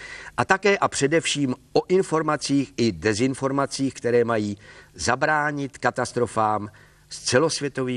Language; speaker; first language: Czech; native; Czech